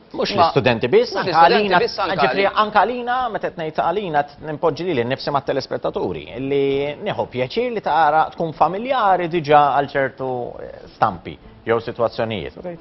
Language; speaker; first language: Maltese; native; Maltese